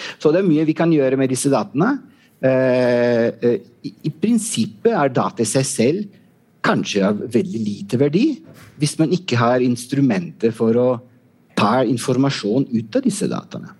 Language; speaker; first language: Norwegian; non-native, fluent; Italian